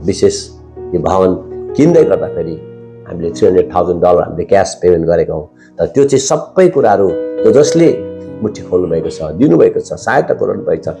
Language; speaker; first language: Nepali; native; Nepali